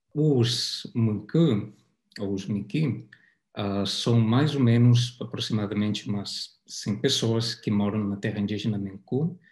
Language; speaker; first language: Portuguese; non-native, fluent; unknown